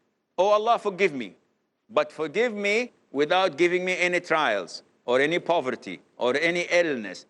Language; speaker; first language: English; non-native, fluent; Arabic